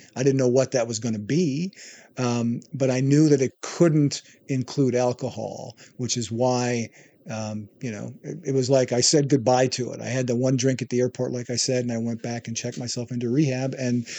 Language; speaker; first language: English; native; English